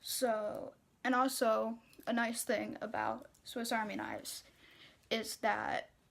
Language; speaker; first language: English; native; English